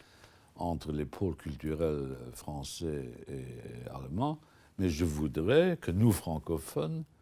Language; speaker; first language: French; non-native, local second language; Luxembourgish